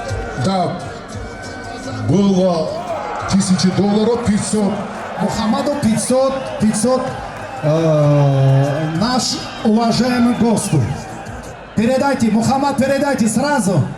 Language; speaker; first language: Russian; non-native, learner; Tajik